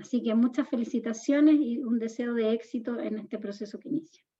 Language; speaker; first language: Spanish; native; Spanish